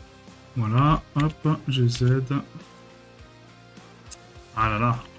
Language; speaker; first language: French; native; French